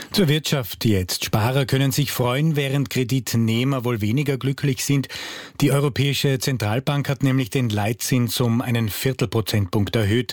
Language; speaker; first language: German; native; German